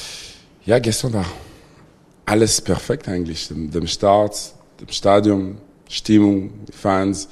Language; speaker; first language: German; non-native, local second language; French